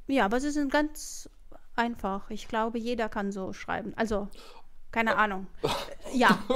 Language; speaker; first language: German; non-native, fluent; Russian